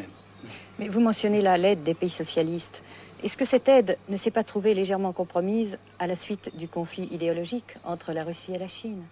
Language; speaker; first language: French; native; French